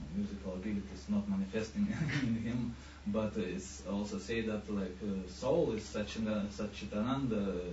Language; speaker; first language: English; non-native, fluent; Lithuanian